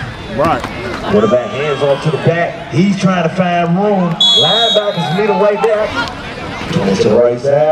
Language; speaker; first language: English; native; English